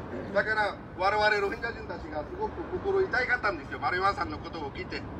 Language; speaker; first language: Japanese; non-native, fluent; Rohingya